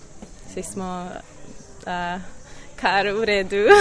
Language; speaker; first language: Slovenian; early bilingual, heritage; Slovenian